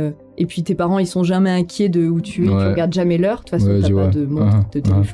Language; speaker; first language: French; native; French